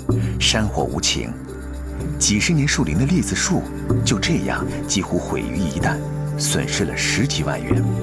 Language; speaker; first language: Chinese; native; Chinese